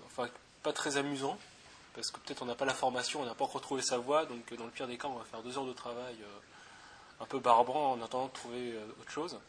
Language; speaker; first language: French; native; French